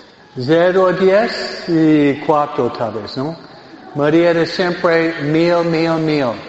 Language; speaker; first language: Spanish; non-native, fluent; English